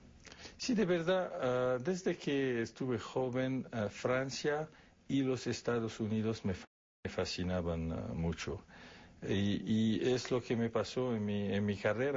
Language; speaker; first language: Spanish; non-native, fluent; Arabic